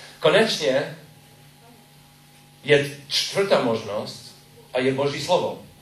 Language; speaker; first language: Czech; non-native, learner; English